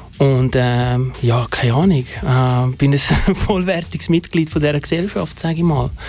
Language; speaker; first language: German; early bilingual, other home language; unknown